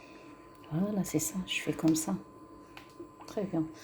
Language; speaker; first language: French; non-native, local second language; Arabic